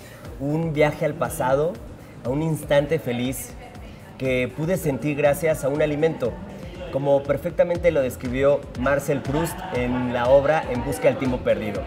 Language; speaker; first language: Spanish; native; Spanish